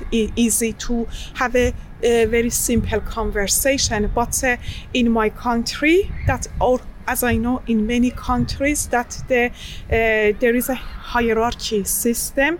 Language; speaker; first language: English; non-native, learner; Persian